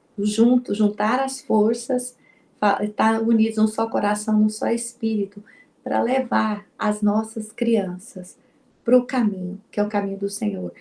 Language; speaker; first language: Portuguese; native; Portuguese